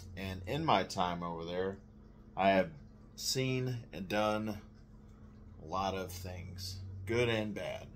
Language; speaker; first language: English; native; English